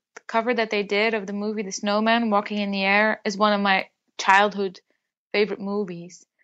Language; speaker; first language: English; non-native, fluent; Dutch